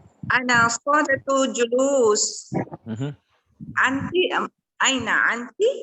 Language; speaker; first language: Arabic; non-native, learner; Malay